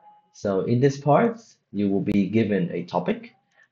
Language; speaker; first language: English; non-native, fluent; Vietnamese